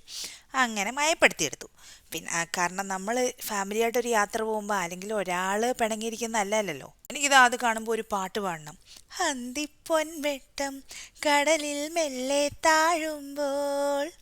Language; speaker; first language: Malayalam; native; Malayalam